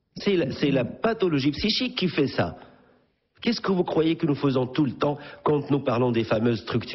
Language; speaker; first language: French; non-native, local second language; Arabic